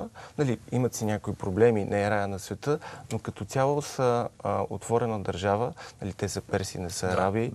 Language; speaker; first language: Bulgarian; native; Bulgarian